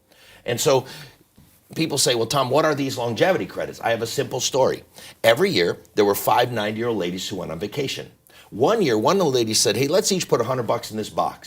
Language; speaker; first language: English; native; English